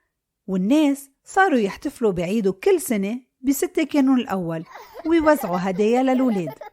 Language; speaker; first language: Arabic; native; Arabic